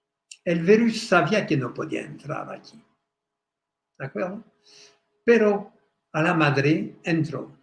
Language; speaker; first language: Spanish; non-native, fluent; French